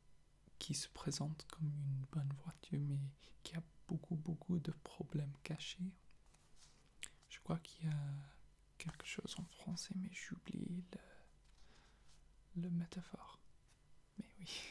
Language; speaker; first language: French; non-native, fluent; English